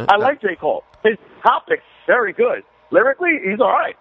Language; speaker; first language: English; native; English